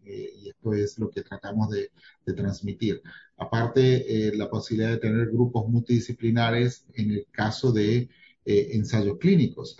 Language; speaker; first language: Spanish; native; Spanish